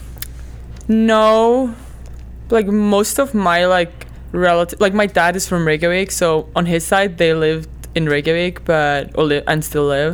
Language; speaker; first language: English; non-native, fluent; Icelandic